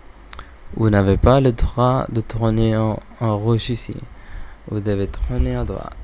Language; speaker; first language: French; non-native, learner; English